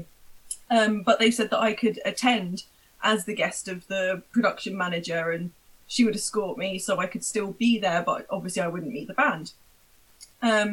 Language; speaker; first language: English; native; English